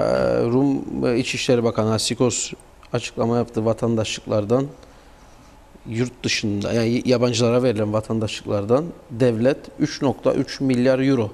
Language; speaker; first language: Turkish; native; Turkish